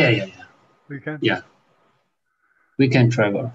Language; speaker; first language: English; non-native, fluent; Chinese